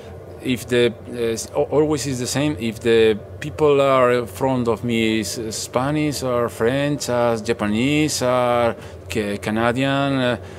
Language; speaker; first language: English; non-native, learner; Spanish